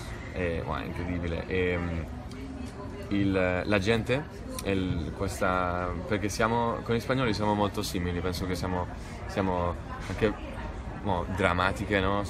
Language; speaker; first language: Italian; non-native, fluent; Spanish